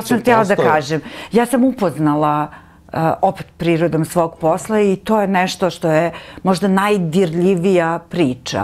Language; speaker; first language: Serbian; native; Serbian